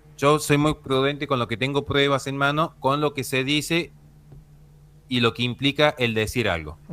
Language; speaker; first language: Spanish; native; Spanish